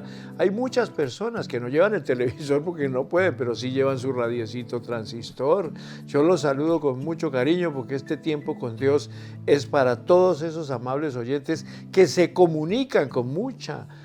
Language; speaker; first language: Spanish; native; Spanish